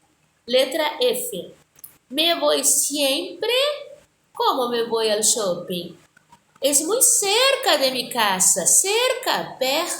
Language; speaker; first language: Spanish; non-native, fluent; Portuguese